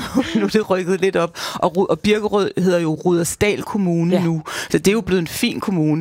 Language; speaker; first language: Danish; native; Danish